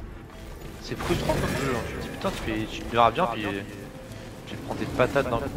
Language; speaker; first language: French; native; French